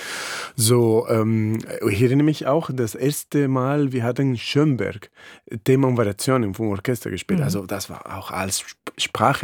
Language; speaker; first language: German; non-native, fluent; Spanish